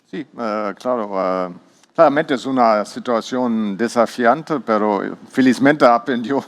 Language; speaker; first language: Spanish; non-native, learner; German